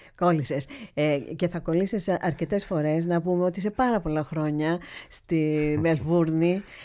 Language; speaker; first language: Greek; native; Greek